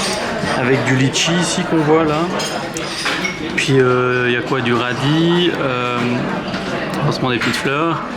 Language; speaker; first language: French; native; French